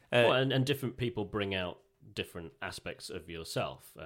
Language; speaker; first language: English; native; English